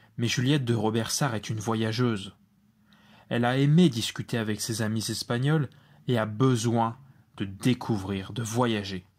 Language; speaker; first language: French; native; French